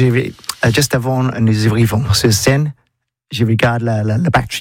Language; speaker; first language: French; non-native, learner; English